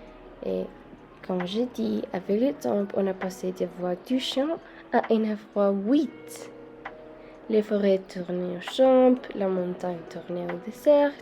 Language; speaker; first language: French; non-native, learner; Spanish